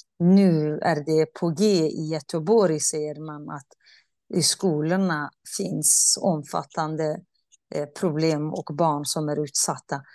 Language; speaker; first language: Swedish; non-native, fluent; Central Kurdish